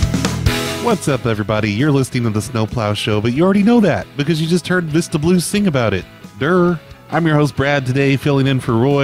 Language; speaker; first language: English; native; English